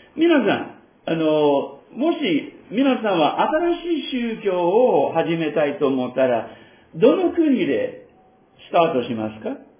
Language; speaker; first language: Japanese; non-native, fluent; English